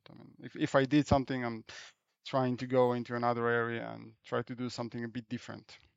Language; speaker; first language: English; non-native, fluent; Hebrew